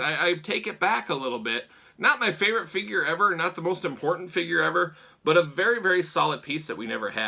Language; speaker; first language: English; native; English